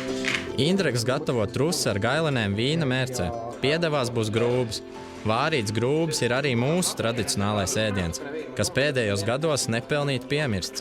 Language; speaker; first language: Latvian; native; Latvian